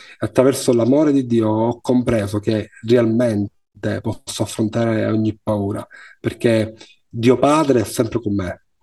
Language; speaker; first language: Italian; native; Italian